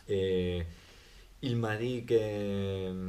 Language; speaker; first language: French; non-native, learner; Spanish